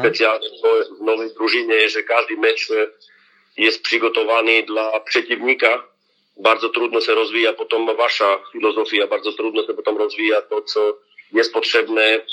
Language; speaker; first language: Polish; non-native, learner; Slovak